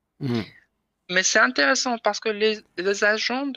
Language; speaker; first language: French; non-native, learner; Persian